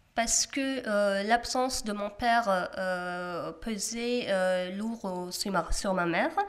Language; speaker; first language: French; non-native, fluent; Kurdish